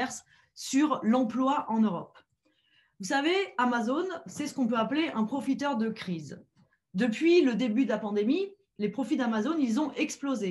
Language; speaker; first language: French; native; French